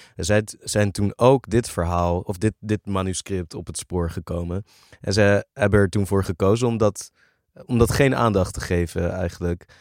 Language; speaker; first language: Dutch; native; Dutch